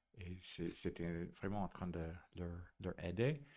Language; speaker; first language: French; non-native, fluent; English